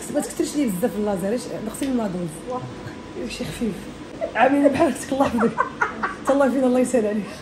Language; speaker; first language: Arabic; native; Arabic